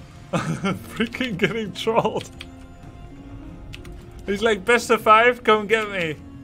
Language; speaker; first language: English; non-native, fluent; Dutch